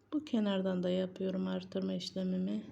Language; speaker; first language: Turkish; native; Turkish